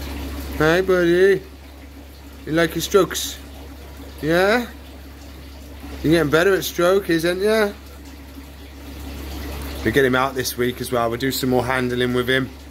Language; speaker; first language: English; native; English